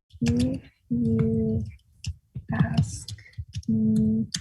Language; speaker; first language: English; non-native, fluent; Vietnamese